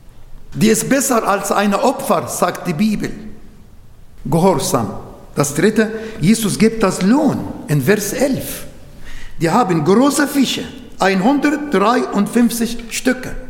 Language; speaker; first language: German; non-native, learner; Arabic